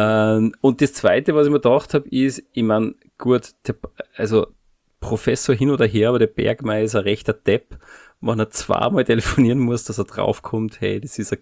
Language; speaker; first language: German; native; German